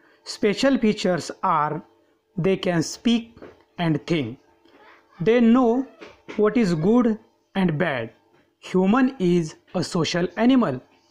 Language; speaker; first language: English; non-native, local second language; Marathi